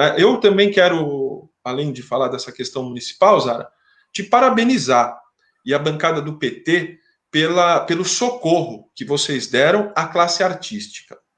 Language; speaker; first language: Portuguese; native; Portuguese